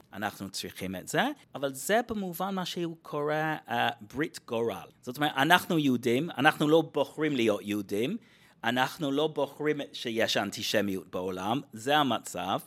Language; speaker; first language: Hebrew; non-native, fluent; English